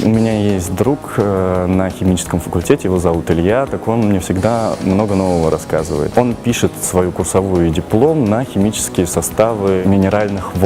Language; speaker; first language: Russian; native; Russian